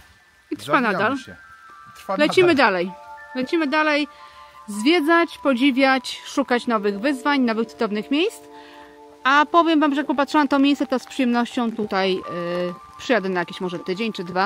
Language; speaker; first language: Polish; native; Polish